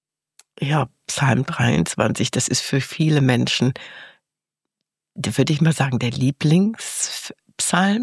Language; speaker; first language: German; native; German